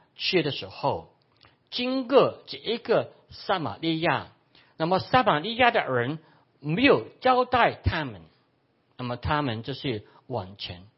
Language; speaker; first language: Chinese; non-native, local second language; Cantonese